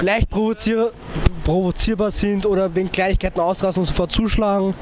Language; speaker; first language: German; native; German